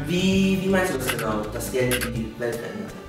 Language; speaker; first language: German; native; German